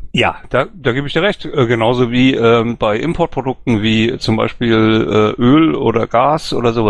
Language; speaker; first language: German; native; German